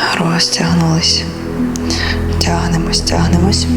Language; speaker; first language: Ukrainian; native; Ukrainian